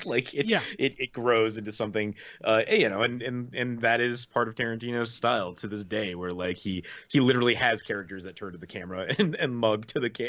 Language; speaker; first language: English; native; English